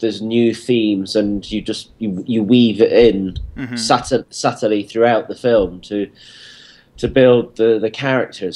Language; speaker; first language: English; native; English